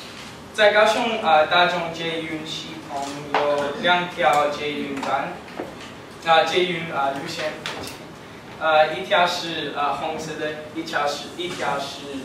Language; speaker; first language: Chinese; non-native, learner; English